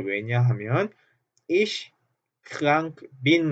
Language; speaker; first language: German; non-native, fluent; Korean